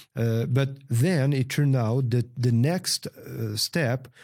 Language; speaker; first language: English; non-native, fluent; Ukrainian